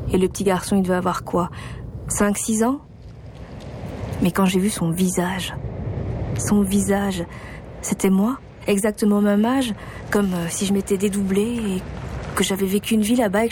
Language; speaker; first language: French; native; French